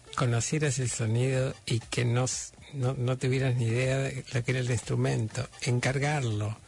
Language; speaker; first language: Spanish; native; Spanish